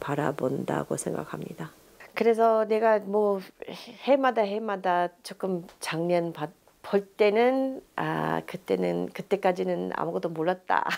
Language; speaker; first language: Korean; non-native, fluent; English